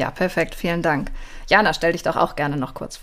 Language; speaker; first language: German; native; German